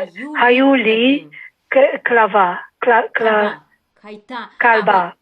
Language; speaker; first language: Hebrew; non-native, learner; German